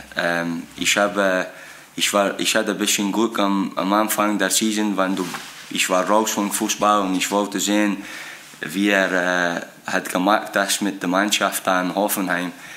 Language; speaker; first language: German; non-native, fluent; English